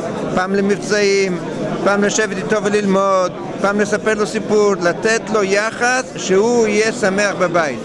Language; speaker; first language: Hebrew; non-native, fluent; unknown